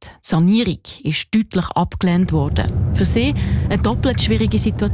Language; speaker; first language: German; native; German